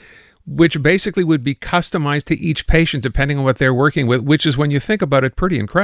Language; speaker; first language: English; native; English